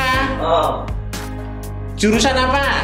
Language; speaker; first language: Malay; non-native, local second language; Javanese